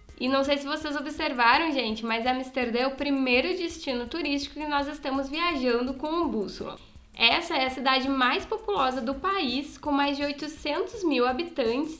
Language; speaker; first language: Portuguese; native; Portuguese